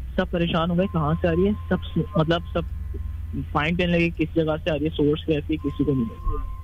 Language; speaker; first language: Urdu; native; Urdu